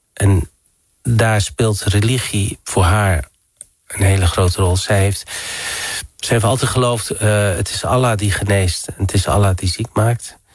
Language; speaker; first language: Dutch; early bilingual, other home language; Riffian